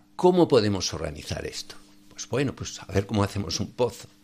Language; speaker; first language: Spanish; native; Spanish